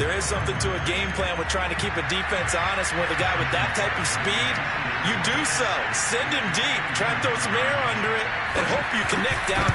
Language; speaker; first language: English; native; English